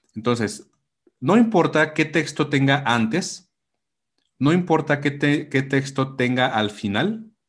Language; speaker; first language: Spanish; native; Spanish